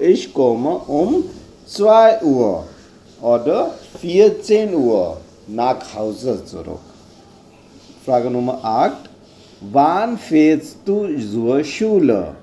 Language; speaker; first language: German; non-native, fluent; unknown